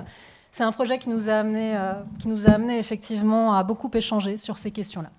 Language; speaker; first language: French; native; French